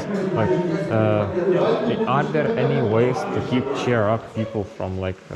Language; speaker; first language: English; non-native, fluent; Lithuanian